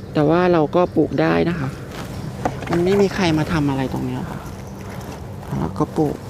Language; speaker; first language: Thai; non-native, local second language; Northeastern Thai